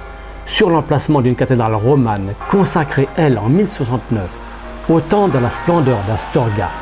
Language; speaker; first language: French; native; French